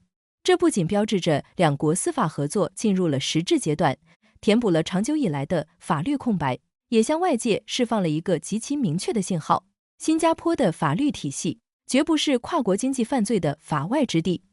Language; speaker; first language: Chinese; native; Chinese